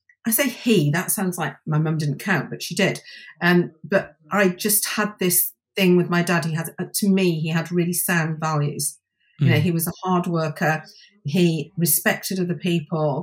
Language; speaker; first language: English; native; English